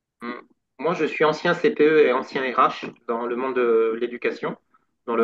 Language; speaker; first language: French; native; French